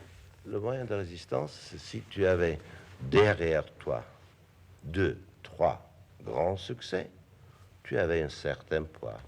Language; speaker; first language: French; non-native, fluent; English